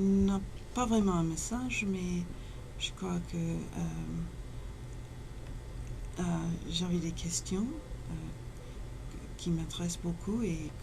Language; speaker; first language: French; non-native, fluent; English